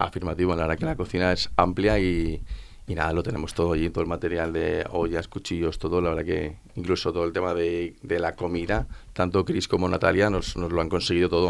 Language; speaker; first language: Spanish; native; Spanish